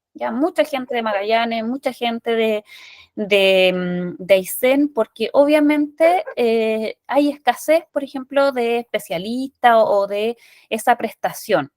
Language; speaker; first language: Spanish; native; Spanish